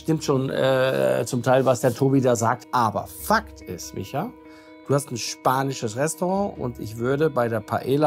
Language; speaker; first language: German; native; German